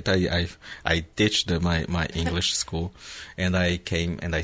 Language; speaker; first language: English; non-native, fluent; Portuguese